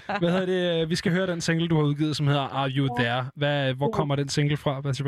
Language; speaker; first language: Danish; native; Danish